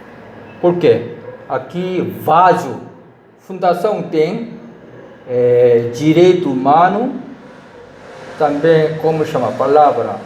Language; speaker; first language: Portuguese; non-native, learner; Korean